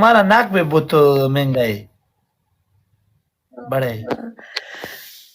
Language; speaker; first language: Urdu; non-native, learner; Pashto